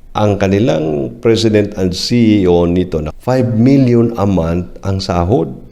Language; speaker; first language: Filipino; non-native, local second language; Cebuano